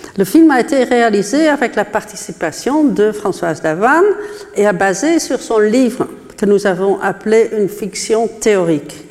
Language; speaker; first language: French; non-native, fluent; Dutch